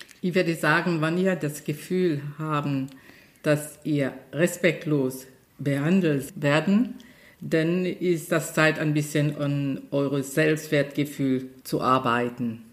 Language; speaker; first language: German; non-native, fluent; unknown